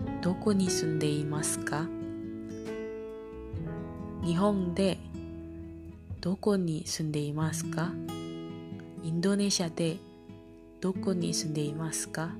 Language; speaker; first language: Japanese; non-native, learner; Indonesian